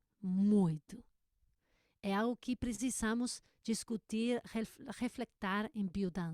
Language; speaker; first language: Portuguese; non-native, learner; Spanish